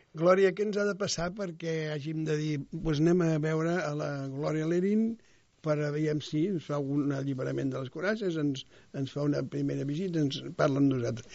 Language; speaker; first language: Catalan; native; Catalan